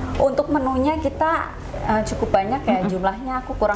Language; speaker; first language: Indonesian; native; Indonesian